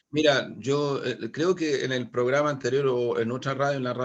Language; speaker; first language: Spanish; native; Spanish